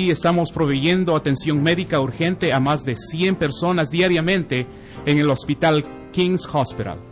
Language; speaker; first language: Spanish; native; Spanish